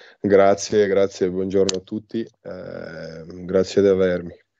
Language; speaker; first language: Italian; non-native, learner; Serbian